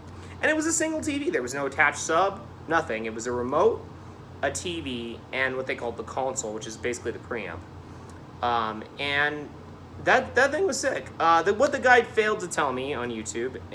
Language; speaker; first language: English; native; English